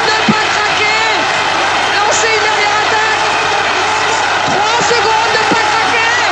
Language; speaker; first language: French; native; French